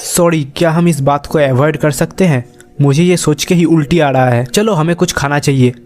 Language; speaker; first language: Hindi; native; Hindi